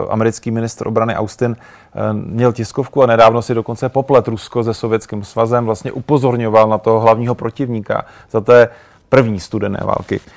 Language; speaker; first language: Czech; native; Czech